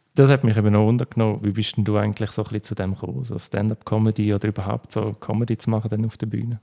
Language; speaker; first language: German; native; German